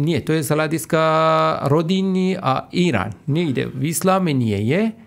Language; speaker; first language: Slovak; non-native, fluent; Persian